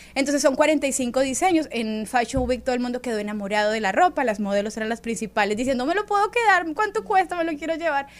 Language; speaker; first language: Spanish; native; Spanish